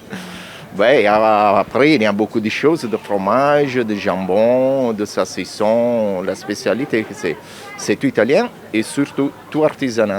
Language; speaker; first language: French; non-native, learner; Italian